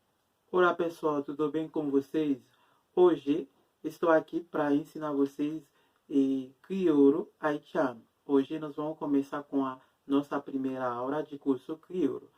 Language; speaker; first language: Portuguese; non-native, fluent; Haitian Creole